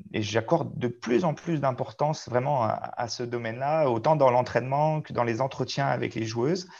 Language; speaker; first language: French; native; French